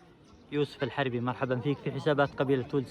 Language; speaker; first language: Arabic; native; Arabic